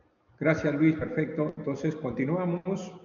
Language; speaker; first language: Spanish; native; Spanish